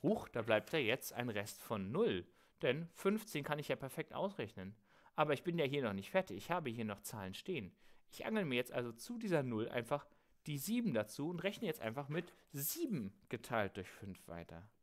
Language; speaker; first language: German; native; German